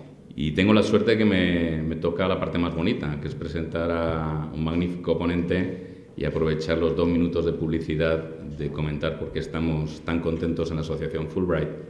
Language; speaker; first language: Spanish; native; Spanish